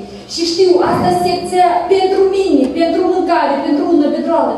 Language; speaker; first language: Romanian; non-native, learner; Russian